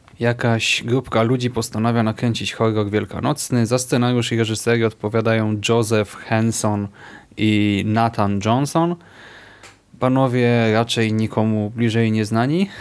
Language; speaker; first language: Polish; native; Polish